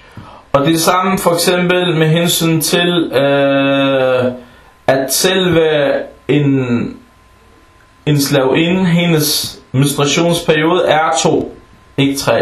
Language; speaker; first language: Danish; non-native, fluent; Arabic